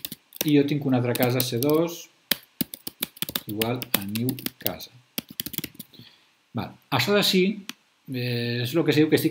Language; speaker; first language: Catalan; native; Catalan